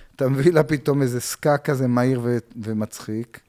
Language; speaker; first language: Hebrew; native; Hebrew